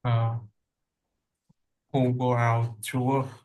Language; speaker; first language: English; non-native, learner; Vietnamese